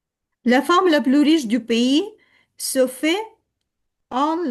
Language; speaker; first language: French; non-native, learner; Ukrainian